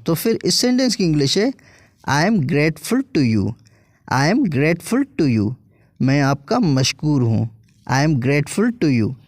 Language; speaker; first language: Urdu; native; Urdu